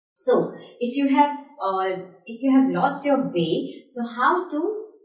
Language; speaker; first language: English; non-native, local second language; Hindi